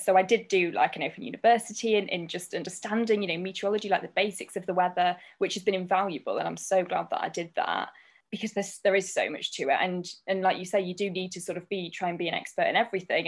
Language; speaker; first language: English; native; English